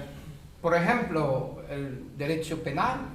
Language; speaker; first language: Spanish; non-native, fluent; French